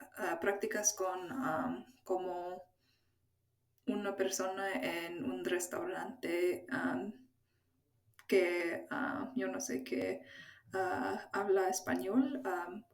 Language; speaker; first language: Spanish; non-native, fluent; English